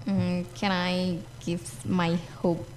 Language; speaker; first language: English; non-native, learner; Indonesian